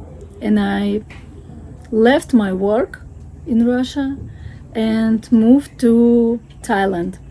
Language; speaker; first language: English; non-native, fluent; Russian